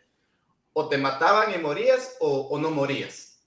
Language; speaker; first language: Spanish; non-native, local second language; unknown